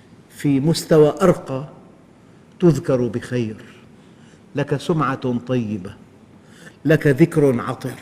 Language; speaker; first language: Arabic; native; Arabic